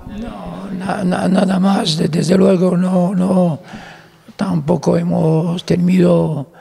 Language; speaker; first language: Spanish; non-native, fluent; Arabic